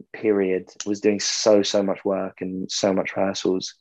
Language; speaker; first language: English; native; English